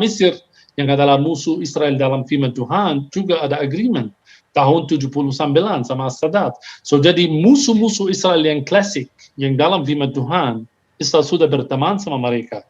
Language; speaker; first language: Indonesian; non-native, fluent; Hebrew